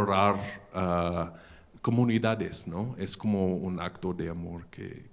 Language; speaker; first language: Spanish; non-native, fluent; English